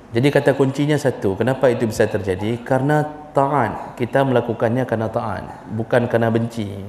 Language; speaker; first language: Malay; non-native, local second language; Achinese